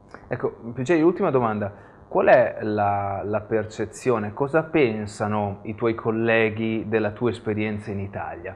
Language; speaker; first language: Italian; native; Italian